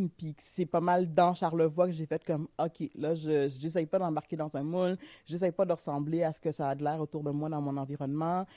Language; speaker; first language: French; early bilingual, other home language; Haitian Creole